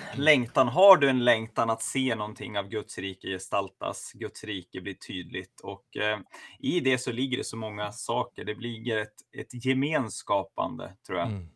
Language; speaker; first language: Swedish; native; Swedish